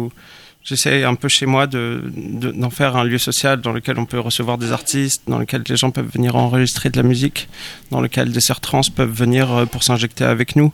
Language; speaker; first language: French; native; French